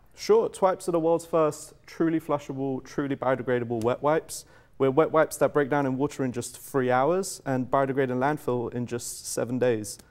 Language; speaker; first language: English; native; English